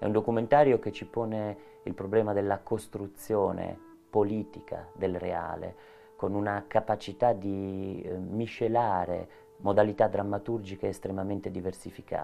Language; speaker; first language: Italian; native; Italian